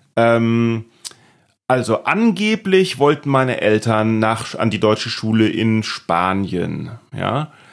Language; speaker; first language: German; native; German